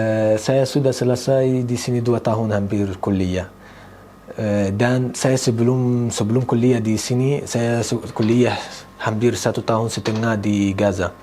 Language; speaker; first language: Indonesian; non-native, learner; Arabic